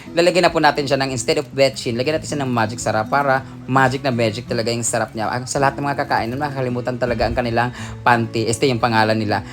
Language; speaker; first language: Filipino; non-native, local second language; Cebuano